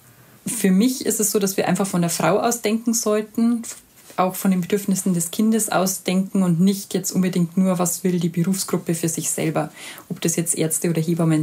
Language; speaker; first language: German; native; German